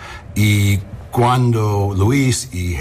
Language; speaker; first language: Spanish; non-native, learner; English